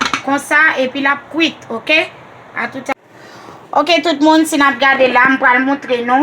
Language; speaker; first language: French; non-native, learner; Haitian Creole